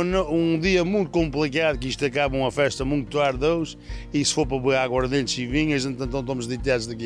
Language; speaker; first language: Portuguese; native; Portuguese